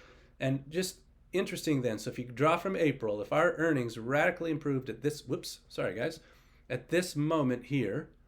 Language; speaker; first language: English; native; English